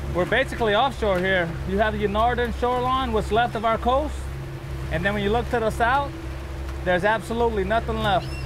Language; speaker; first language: English; native; English